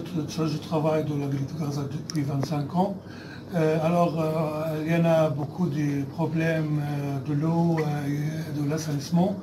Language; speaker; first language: French; non-native, fluent; Arabic